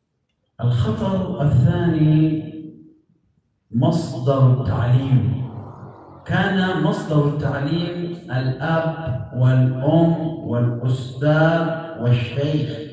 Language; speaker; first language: Arabic; non-native, fluent; Indonesian